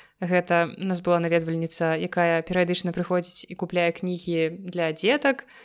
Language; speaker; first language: Belarusian; native; Belarusian